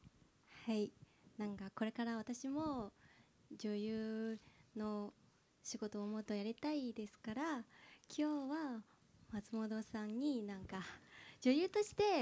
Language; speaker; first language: Japanese; non-native, learner; Chinese